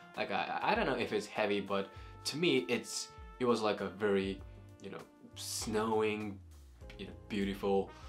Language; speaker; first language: English; non-native, fluent; Japanese